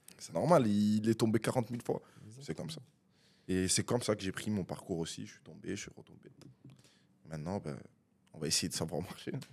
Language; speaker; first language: French; non-native, fluent; Italian